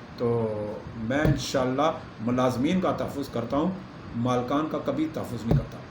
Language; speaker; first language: Urdu; non-native, local second language; Pashto